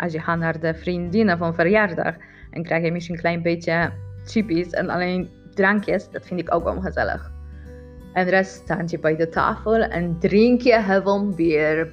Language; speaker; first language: Dutch; non-native, learner; Polish